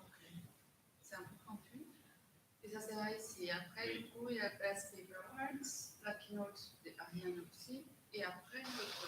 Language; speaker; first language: French; non-native, fluent; Greek